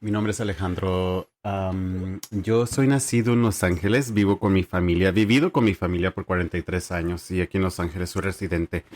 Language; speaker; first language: Spanish; early bilingual, heritage; Spanish